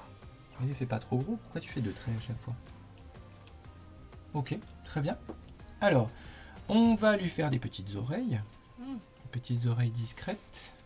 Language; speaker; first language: French; native; French